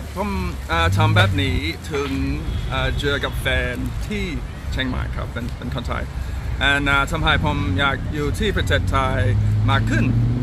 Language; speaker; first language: Thai; non-native, learner; English